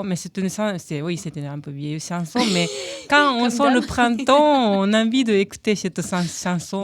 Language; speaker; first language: French; non-native, fluent; Japanese